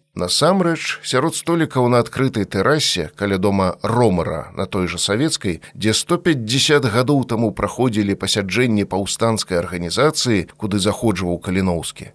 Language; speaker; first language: Belarusian; native; Belarusian